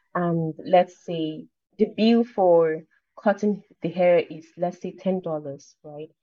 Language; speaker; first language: English; non-native, local second language; Igbo